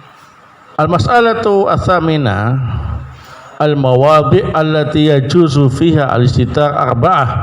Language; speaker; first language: Arabic; non-native, fluent; Indonesian